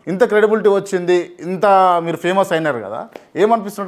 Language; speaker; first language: Telugu; native; Telugu